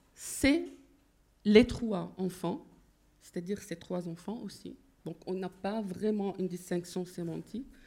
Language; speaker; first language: French; non-native, fluent; Arabic